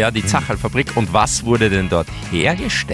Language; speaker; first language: German; native; German